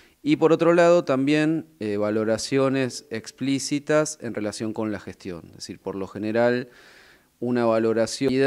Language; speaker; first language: Spanish; native; Spanish